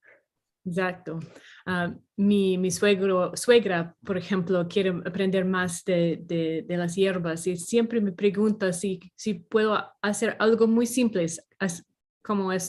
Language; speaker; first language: Spanish; non-native, learner; English